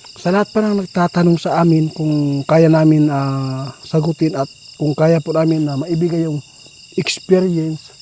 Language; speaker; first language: Filipino; non-native, local second language; Cebuano